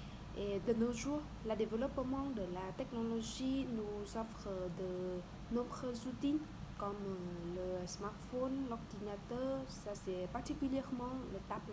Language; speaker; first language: French; non-native, learner; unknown